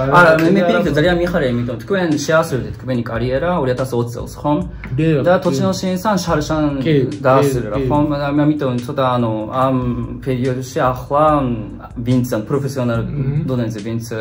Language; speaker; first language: Georgian; non-native, fluent; Japanese